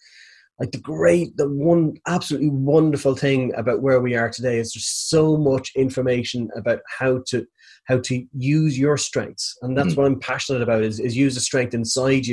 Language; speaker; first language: English; native; English